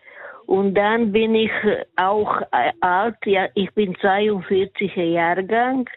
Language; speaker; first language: German; non-native, fluent; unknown